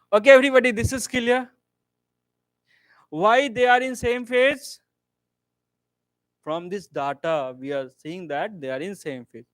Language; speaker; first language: English; non-native, local second language; Hindi